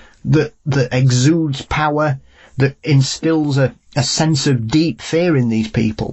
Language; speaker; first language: English; native; English